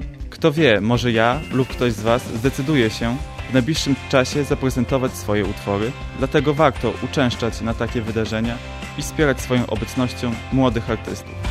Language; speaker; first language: Polish; native; Polish